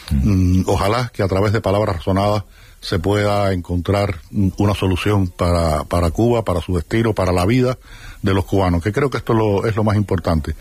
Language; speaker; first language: Spanish; native; Spanish